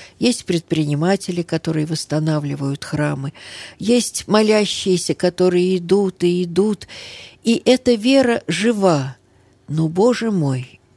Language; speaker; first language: Russian; early bilingual, heritage; Russian